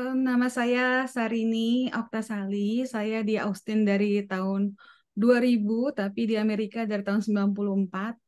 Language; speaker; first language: Indonesian; native; Indonesian